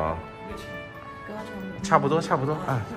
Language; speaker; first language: Chinese; native; Chinese